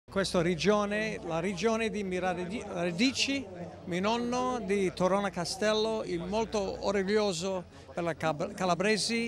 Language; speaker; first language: Italian; non-native, learner; English